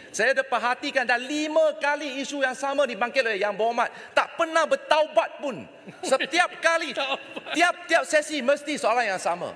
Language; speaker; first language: Malay; non-native, local second language; Chinese